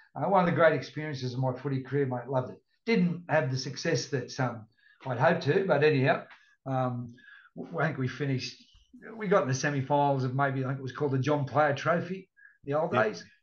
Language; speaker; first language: English; native; English